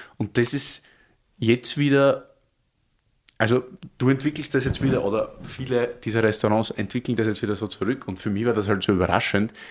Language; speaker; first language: German; native; German